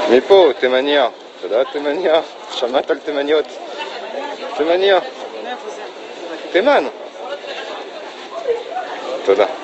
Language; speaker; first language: Hebrew; non-native, fluent; French